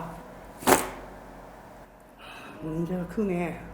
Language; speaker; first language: Korean; non-native, fluent; Japanese